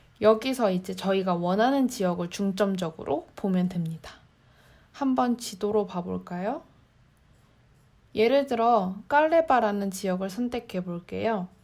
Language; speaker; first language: Korean; native; Korean